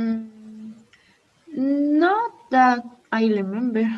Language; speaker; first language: English; non-native, learner; Spanish